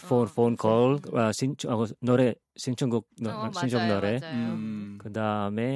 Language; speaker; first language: Korean; non-native, learner; Filipino